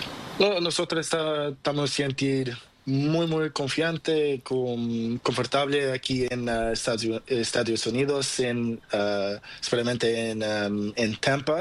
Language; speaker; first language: Spanish; non-native, learner; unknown